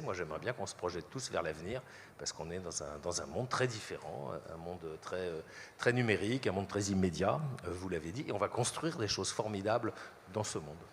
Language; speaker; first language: French; native; French